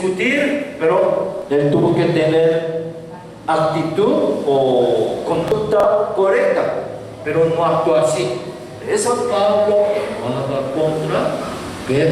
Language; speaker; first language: Spanish; non-native, learner; Korean